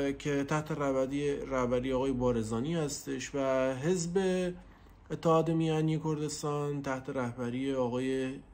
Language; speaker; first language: Persian; non-native, local second language; Central Kurdish